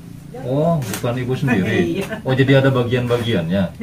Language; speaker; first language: Indonesian; native; Indonesian